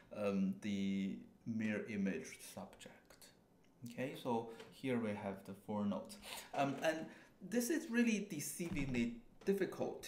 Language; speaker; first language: English; non-native, fluent; Chinese